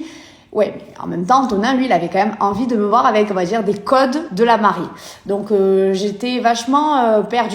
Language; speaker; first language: French; native; French